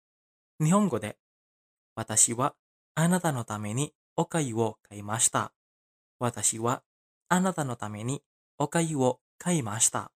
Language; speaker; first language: Japanese; non-native, fluent; Indonesian